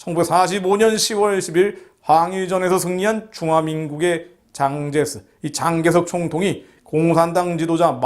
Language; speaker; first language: Korean; native; Korean